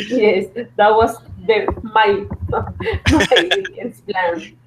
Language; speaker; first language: English; non-native, fluent; Spanish